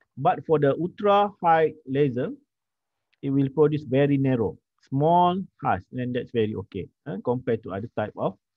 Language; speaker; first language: English; non-native, local second language; Malay